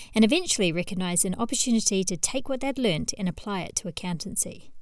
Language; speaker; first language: English; native; English